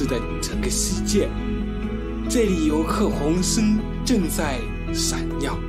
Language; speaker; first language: Chinese; non-native, fluent; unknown